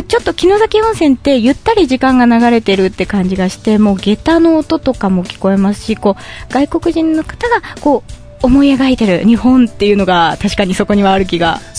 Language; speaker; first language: Japanese; native; Japanese